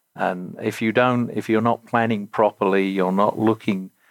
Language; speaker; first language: English; native; English